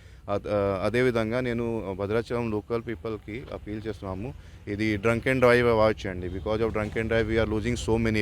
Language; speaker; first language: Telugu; non-native, learner; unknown